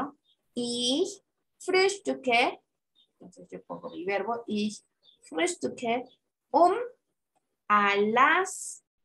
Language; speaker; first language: German; non-native, fluent; Spanish